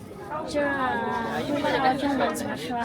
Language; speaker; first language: Chinese; non-native, learner; Lao